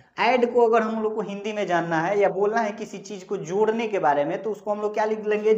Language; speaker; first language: Hindi; native; Hindi